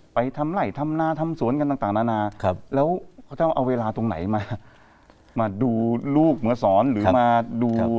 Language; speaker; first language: Thai; native; Thai